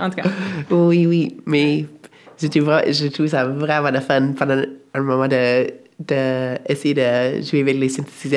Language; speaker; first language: French; non-native, fluent; English